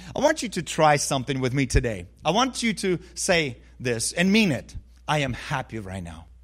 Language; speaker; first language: English; early bilingual, other home language; Ukrainian